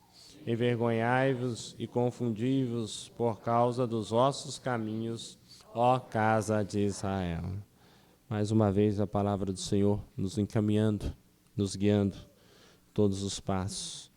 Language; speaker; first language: Portuguese; native; Portuguese